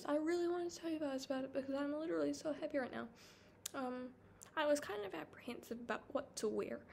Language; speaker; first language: English; native; English